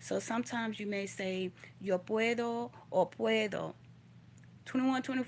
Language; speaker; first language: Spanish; non-native, learner; English